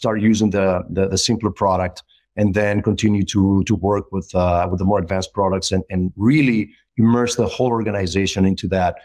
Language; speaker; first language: English; non-native, fluent; Greek